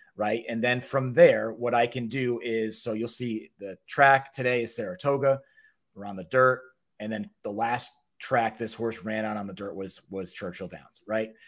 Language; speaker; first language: English; native; English